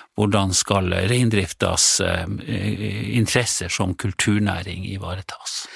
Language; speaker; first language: Norwegian; native; Norwegian